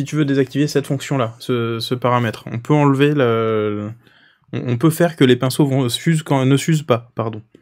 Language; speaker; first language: French; native; French